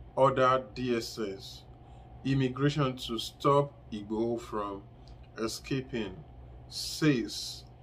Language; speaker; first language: English; non-native, local second language; Yoruba